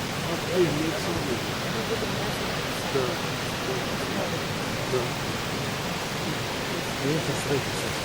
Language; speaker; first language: Russian; non-native, local second language; Kyrgyz